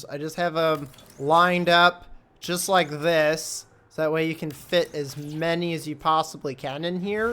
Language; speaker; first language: English; native; English